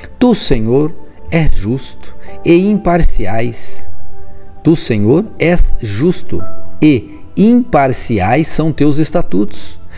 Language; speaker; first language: Portuguese; native; Portuguese